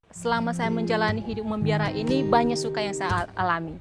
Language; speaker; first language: Indonesian; non-native, local second language; Nias